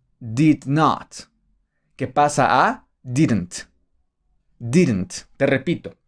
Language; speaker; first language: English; non-native, fluent; Spanish